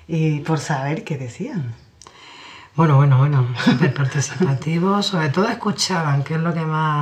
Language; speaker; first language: Spanish; native; Spanish